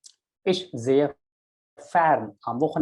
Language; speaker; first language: German; non-native, local second language; Hindi